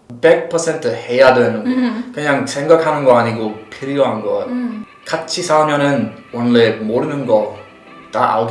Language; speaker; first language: Korean; non-native, learner; English